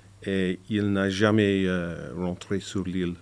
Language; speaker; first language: French; non-native, fluent; English